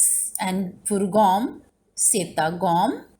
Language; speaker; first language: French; non-native, fluent; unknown